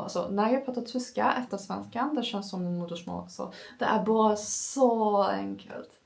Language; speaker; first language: Swedish; non-native, learner; Turkish